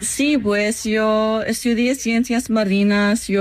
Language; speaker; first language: Spanish; non-native, fluent; English